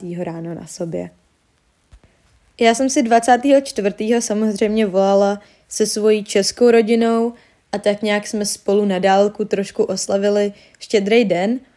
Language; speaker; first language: Czech; native; Czech